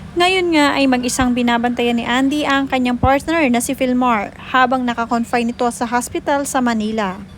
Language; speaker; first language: Filipino; native; Filipino